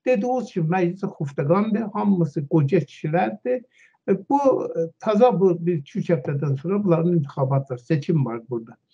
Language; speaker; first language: Turkish; non-native, fluent; Azerbaijani